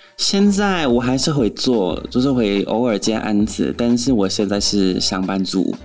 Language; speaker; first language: Chinese; non-native, fluent; English